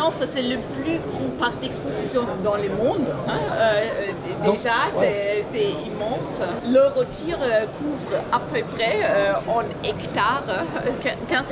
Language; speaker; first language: French; non-native, fluent; German